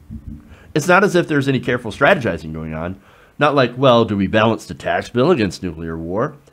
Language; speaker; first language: English; native; English